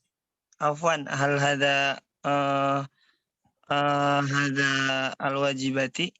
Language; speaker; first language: Arabic; non-native, learner; Indonesian